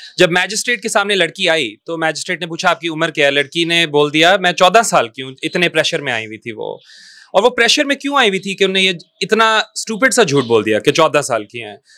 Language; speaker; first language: Urdu; non-native, local second language; Punjabi